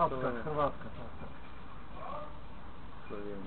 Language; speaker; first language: Polish; non-native, learner; Slovenian